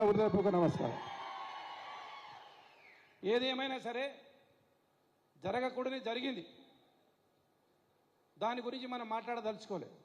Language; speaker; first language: Telugu; native; Telugu